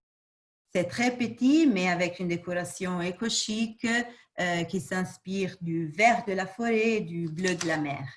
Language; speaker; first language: French; non-native, fluent; Portuguese